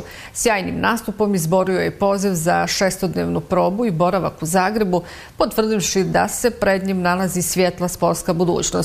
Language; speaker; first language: Serbian; native; Serbian